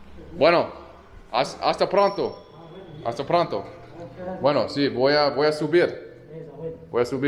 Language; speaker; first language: Spanish; non-native, learner; English